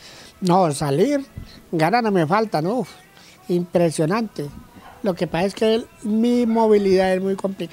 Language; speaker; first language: Spanish; native; Spanish